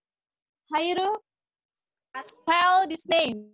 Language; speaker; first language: English; non-native, learner; Indonesian